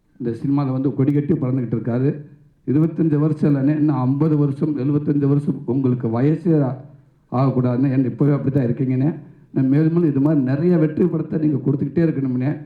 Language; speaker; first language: Tamil; native; Tamil